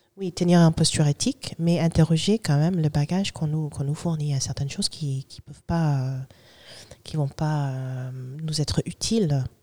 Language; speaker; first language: French; non-native, fluent; English